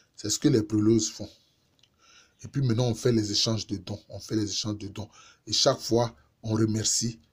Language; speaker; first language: French; non-native, local second language; Baoulé